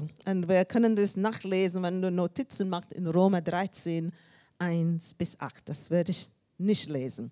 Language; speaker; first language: German; non-native, learner; English